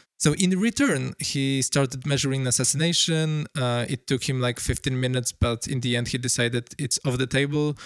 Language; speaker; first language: English; non-native, fluent; Polish